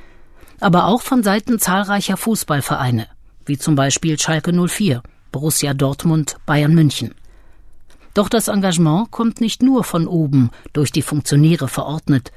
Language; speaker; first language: German; native; German